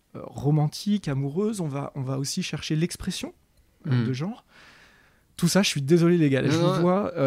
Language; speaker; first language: French; native; French